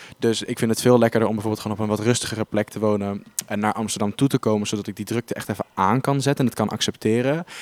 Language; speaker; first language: Dutch; native; Dutch